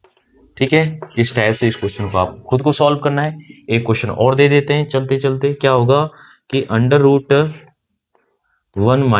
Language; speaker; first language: Hindi; native; Hindi